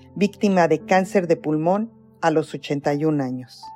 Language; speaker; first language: Spanish; native; Spanish